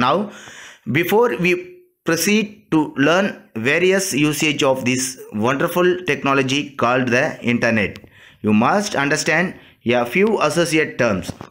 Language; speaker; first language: English; non-native, local second language; Tamil